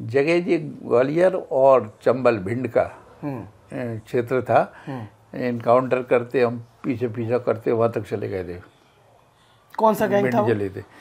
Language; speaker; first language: Hindi; native; Hindi